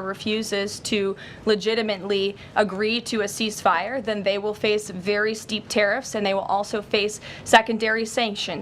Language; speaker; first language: English; native; English